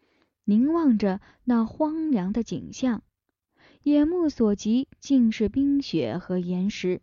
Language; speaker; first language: Chinese; native; Chinese